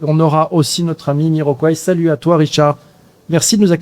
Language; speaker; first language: French; native; French